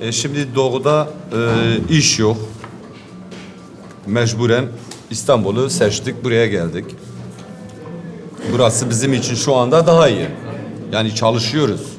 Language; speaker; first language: Turkish; non-native, local second language; Kurdish